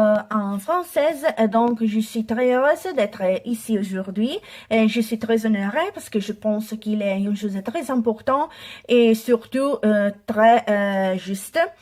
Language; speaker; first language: French; non-native, learner; Italian